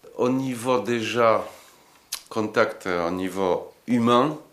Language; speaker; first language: French; non-native, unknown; Polish